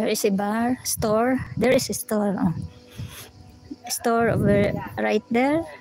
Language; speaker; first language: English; non-native, learner; Filipino